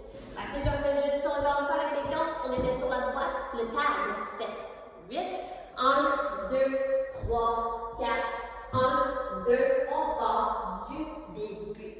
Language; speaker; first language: French; native; French